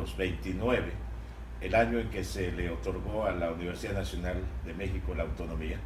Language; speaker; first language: Spanish; native; Spanish